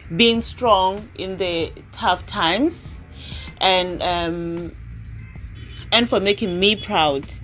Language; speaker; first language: English; non-native, local second language; Zulu